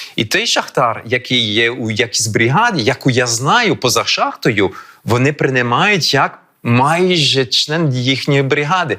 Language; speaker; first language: Ukrainian; early bilingual, heritage; French